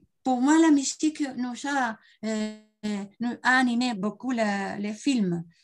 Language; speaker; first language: French; non-native, learner; Spanish